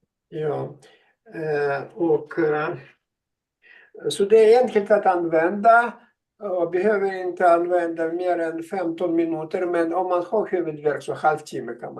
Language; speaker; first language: Swedish; non-native, learner; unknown